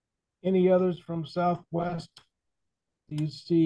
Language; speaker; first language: English; native; English